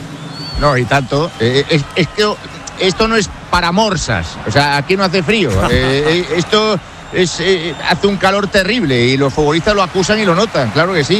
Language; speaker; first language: Spanish; native; Spanish